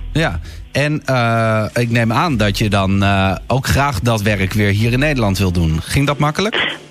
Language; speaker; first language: Dutch; native; Dutch